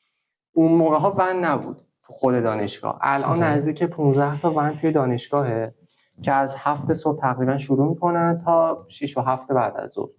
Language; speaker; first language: Persian; native; Persian